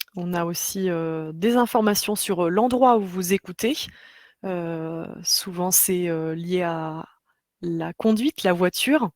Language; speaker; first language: French; native; French